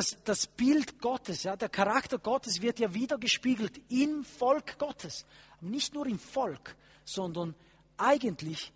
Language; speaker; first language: German; non-native, fluent; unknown